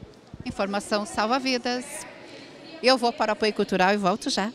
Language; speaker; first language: Portuguese; native; Portuguese